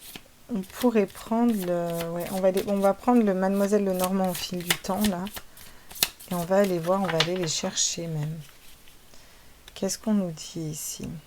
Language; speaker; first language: French; native; French